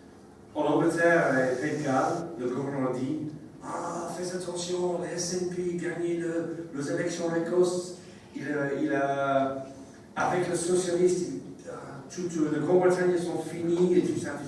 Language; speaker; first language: French; non-native, learner; English